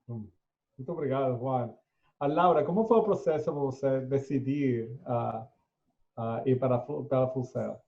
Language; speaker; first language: Portuguese; non-native, fluent; Spanish